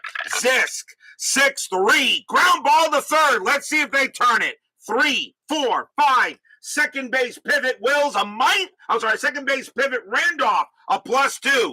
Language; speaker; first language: English; native; English